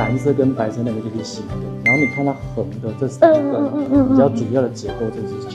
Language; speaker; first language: Chinese; native; Chinese